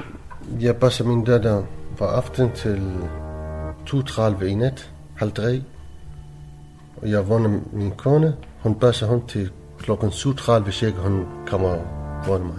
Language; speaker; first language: Danish; non-native, learner; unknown